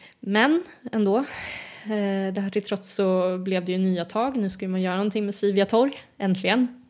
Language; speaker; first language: Swedish; native; Swedish